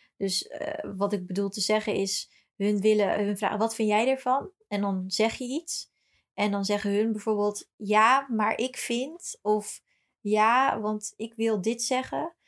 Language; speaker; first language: Dutch; early bilingual, other home language; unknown